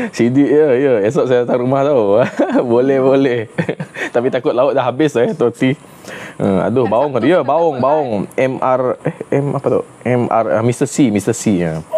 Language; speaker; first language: Malay; non-native, local second language; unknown